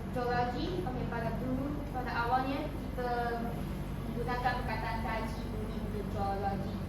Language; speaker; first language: Malay; non-native, local second language; Chinese